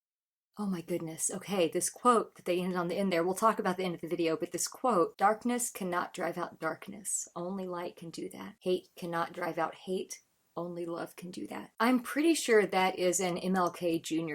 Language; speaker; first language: English; native; English